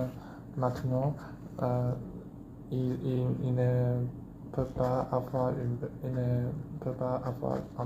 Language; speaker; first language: French; non-native, learner; Chinese